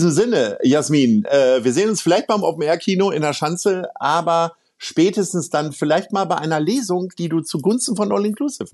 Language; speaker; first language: German; native; German